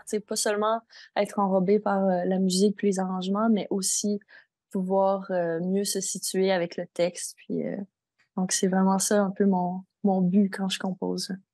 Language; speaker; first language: French; native; French